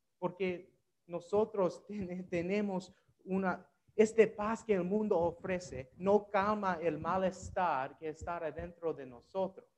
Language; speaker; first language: Spanish; non-native, learner; English